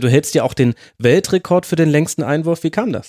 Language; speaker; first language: German; native; German